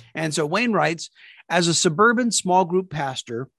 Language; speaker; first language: English; native; English